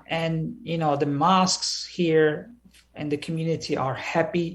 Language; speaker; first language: English; early bilingual, other home language; Somali